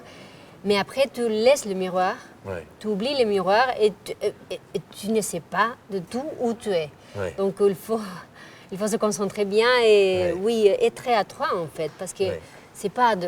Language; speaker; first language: French; non-native, fluent; Spanish